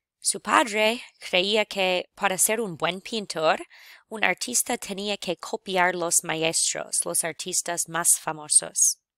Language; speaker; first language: Spanish; non-native, fluent; English